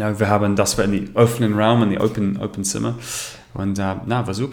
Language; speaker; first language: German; non-native, learner; English